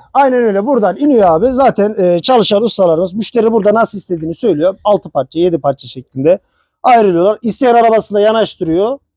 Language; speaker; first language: Turkish; native; Turkish